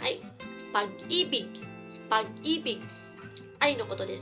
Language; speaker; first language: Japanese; non-native, fluent; Filipino